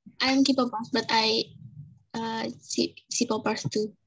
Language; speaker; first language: English; non-native, local second language; Indonesian